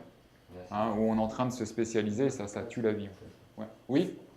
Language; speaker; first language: French; native; French